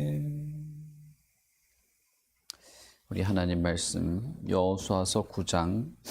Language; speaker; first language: Korean; native; Korean